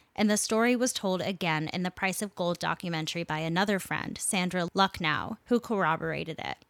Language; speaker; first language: English; native; English